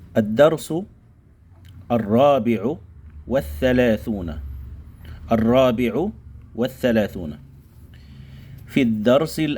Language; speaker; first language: Arabic; non-native, fluent; Indonesian